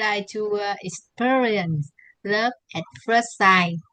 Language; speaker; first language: English; non-native, learner; Vietnamese